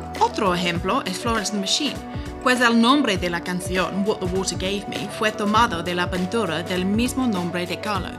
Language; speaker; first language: Spanish; non-native, fluent; English